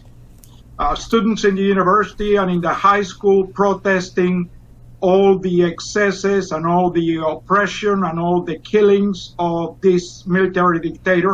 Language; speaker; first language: English; non-native, fluent; Spanish